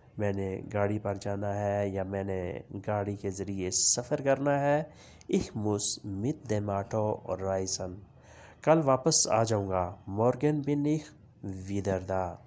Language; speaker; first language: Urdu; non-native, local second language; Punjabi